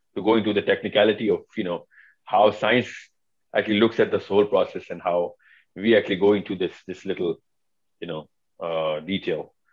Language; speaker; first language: English; non-native, local second language; Urdu